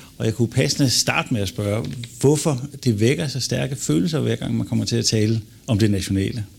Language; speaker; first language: Danish; native; Danish